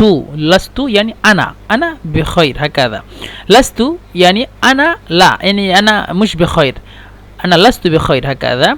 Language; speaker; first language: Arabic; non-native, fluent; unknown